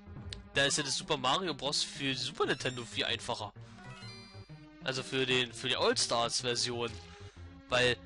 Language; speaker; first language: German; native; German